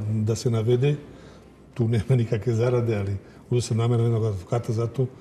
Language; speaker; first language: Bosnian; early bilingual, heritage; Serbian